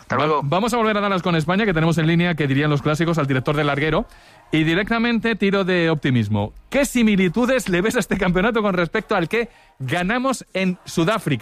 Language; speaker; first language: Spanish; native; Spanish